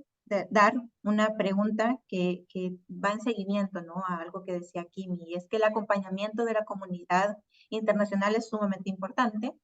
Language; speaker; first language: Spanish; native; Spanish